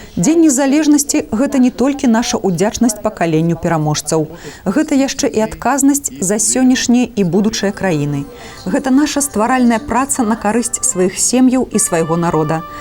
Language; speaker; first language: Belarusian; native; Belarusian